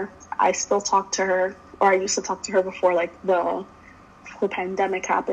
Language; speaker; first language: English; native; English